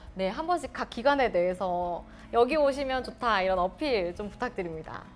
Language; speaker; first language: Korean; native; Korean